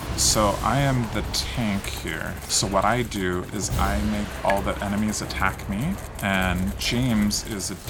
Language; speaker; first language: English; native; English